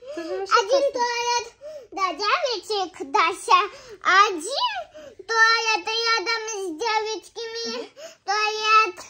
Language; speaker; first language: Russian; early bilingual, heritage; Russian